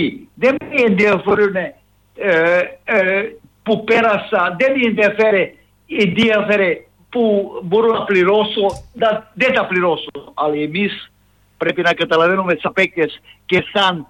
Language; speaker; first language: Greek; non-native, fluent; Serbian